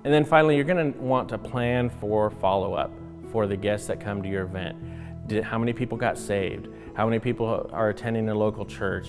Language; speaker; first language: English; native; English